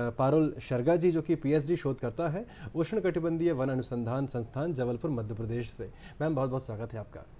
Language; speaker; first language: Hindi; native; Hindi